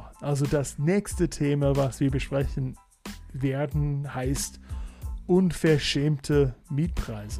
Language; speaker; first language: German; non-native, fluent; English